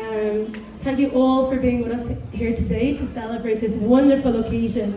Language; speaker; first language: English; native; English